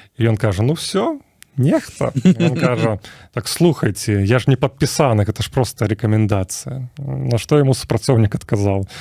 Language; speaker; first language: Belarusian; native; Belarusian